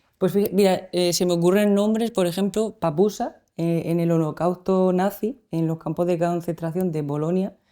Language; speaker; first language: Spanish; native; Spanish